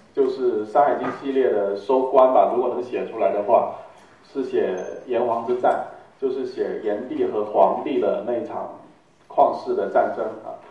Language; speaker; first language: Chinese; native; Chinese